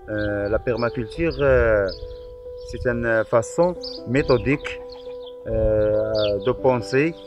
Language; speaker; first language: French; non-native, learner; Arabic